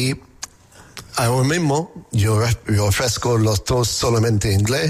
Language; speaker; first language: Spanish; non-native, learner; English